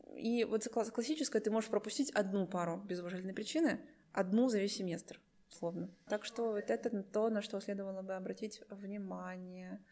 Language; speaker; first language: Russian; native; Russian